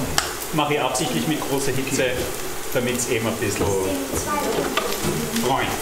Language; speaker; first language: German; native; German